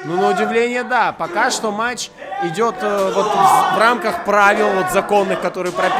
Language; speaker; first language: Russian; native; Russian